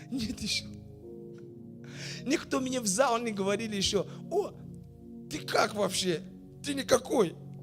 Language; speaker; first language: Russian; non-native, fluent; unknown